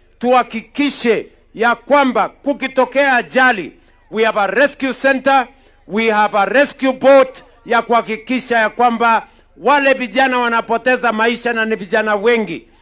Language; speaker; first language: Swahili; non-native, local second language; Kalenjin